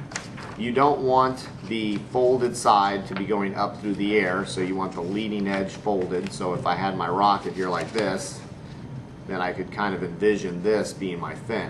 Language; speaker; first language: English; native; English